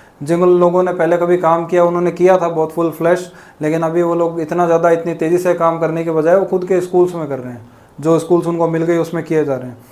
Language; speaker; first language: Hindi; native; Hindi